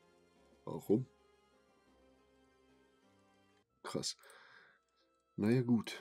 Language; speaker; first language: German; native; German